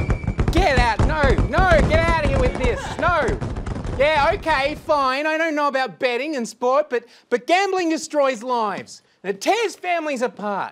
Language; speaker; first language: English; native; English